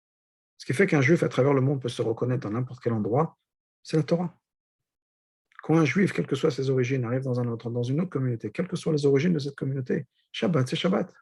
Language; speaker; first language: French; native; French